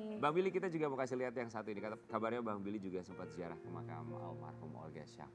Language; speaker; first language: Indonesian; native; Indonesian